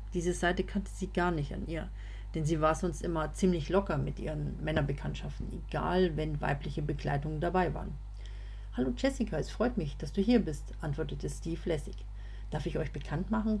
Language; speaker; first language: German; native; German